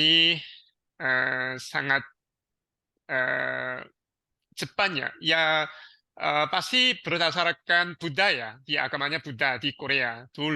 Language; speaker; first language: Indonesian; non-native, learner; Korean